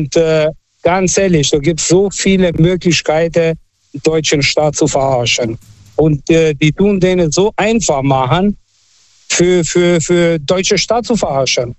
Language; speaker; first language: German; non-native, fluent; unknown